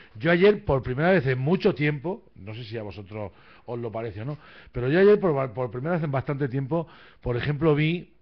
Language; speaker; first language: Spanish; native; Spanish